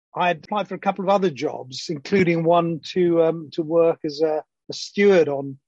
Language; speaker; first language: English; early bilingual, other home language; Greek